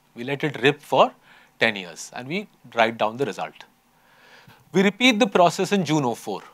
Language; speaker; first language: English; non-native, local second language; Hindi